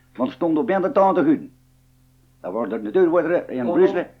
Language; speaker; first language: Dutch; native; Dutch